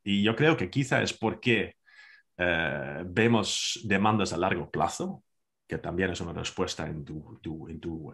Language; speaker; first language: Spanish; non-native, fluent; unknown